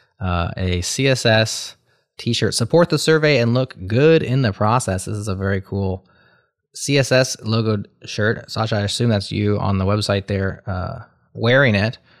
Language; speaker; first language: English; native; English